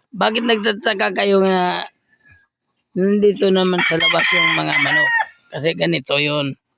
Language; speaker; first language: Filipino; non-native, local second language; Cebuano